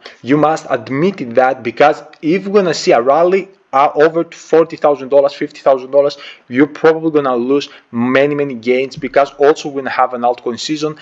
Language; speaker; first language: English; non-native, fluent; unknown